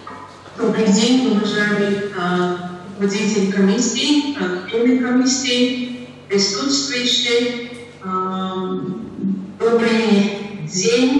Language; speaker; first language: Russian; non-native, learner; Latvian